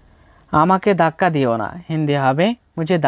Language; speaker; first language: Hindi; non-native, fluent; Bangla